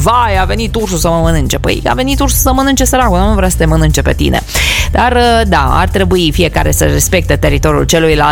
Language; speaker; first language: Romanian; native; Romanian